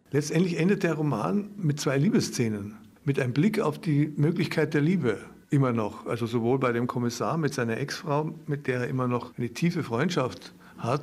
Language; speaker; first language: German; native; German